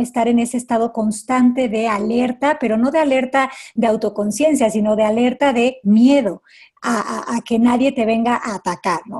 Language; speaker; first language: Spanish; native; Spanish